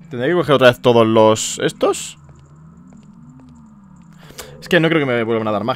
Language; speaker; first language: Spanish; native; Spanish